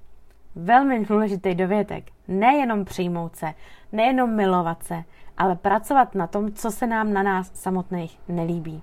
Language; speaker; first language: Czech; native; Czech